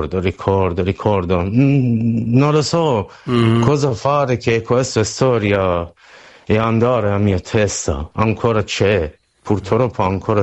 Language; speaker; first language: Italian; non-native, learner; Persian